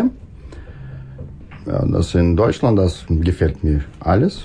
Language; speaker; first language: German; non-native, learner; Russian